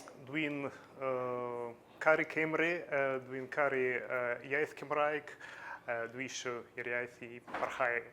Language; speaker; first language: Welsh; non-native, learner; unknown